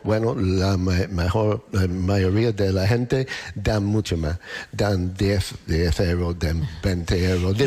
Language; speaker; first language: Spanish; non-native, learner; English